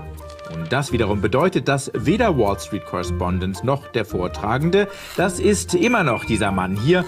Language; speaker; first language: German; native; German